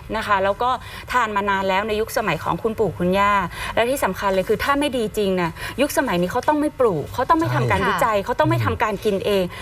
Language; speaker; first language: Thai; native; Thai